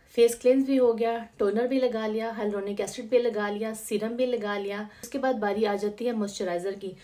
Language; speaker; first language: Urdu; native; Urdu